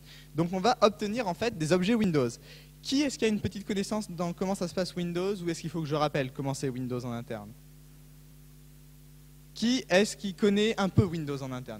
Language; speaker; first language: French; native; French